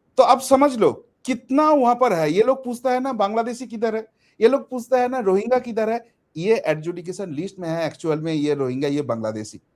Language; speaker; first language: Hindi; non-native, local second language; Bangla